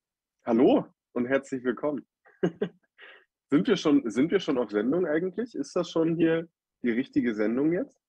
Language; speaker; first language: German; native; German